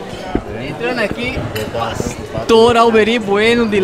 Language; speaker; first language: Portuguese; native; Portuguese